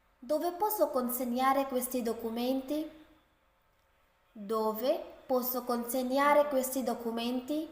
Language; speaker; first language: Italian; non-native, fluent; Urdu